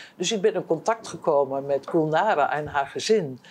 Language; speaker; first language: Dutch; native; Dutch